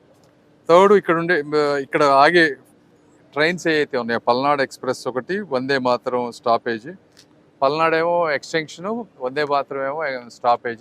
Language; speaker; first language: Telugu; native; Telugu